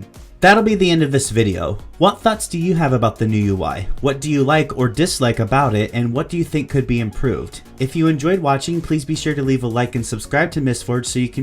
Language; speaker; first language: English; native; English